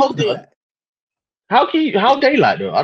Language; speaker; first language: English; native; English